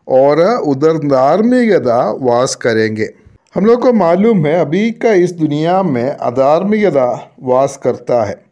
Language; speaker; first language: Hindi; non-native, local second language; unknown